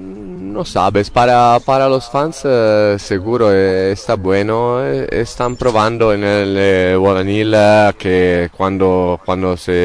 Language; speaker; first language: Spanish; non-native, learner; Italian